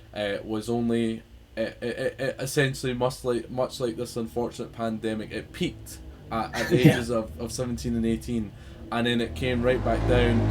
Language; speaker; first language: English; native; English